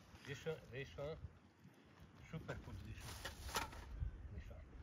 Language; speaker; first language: English; non-native, learner; Greek